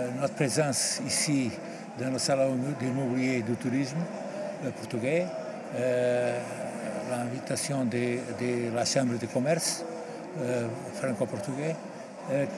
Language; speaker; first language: French; non-native, learner; Portuguese